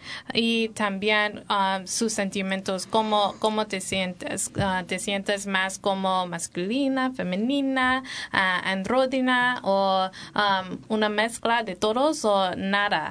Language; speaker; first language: Spanish; non-native, learner; English